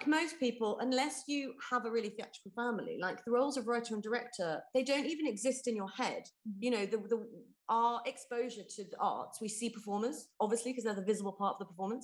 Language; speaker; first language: English; native; English